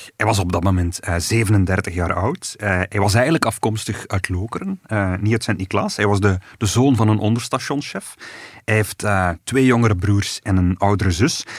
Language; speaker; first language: Dutch; native; Dutch